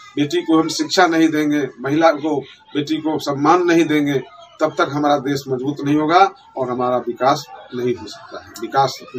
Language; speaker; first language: Hindi; native; Hindi